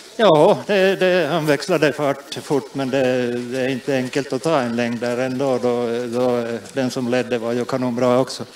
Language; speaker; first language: Swedish; native; Swedish